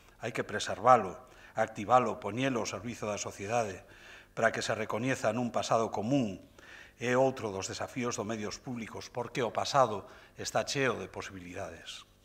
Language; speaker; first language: Galician; native; Galician